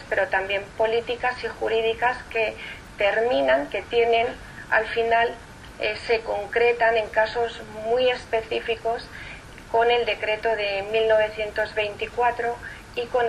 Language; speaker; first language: Spanish; native; Spanish